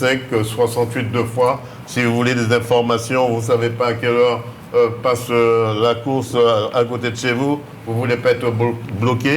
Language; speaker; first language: French; native; French